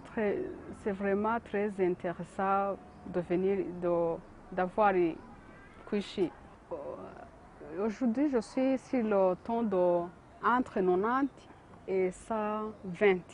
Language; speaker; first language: French; non-native, local second language; Kinyarwanda